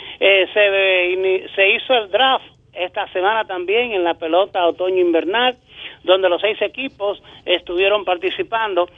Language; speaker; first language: Spanish; native; Spanish